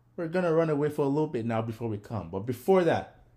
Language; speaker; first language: English; non-native, local second language; Yoruba